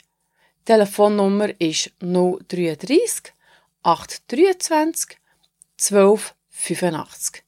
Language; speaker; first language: German; native; German